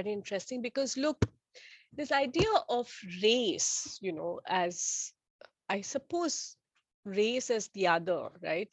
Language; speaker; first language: English; non-native, local second language; Bangla